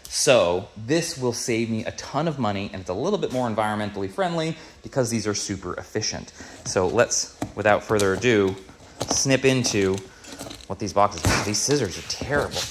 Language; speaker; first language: English; native; English